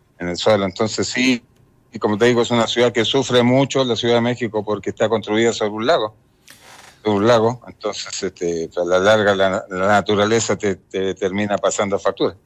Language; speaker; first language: Spanish; native; Spanish